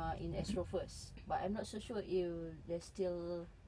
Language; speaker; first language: English; non-native, local second language; Malay